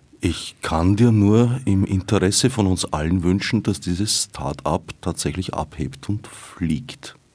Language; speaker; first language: German; native; German